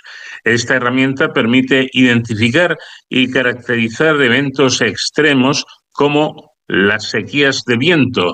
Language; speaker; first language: Spanish; native; Spanish